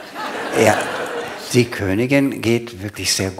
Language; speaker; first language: German; non-native, fluent; English